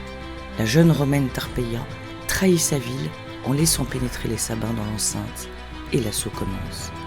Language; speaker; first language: French; native; French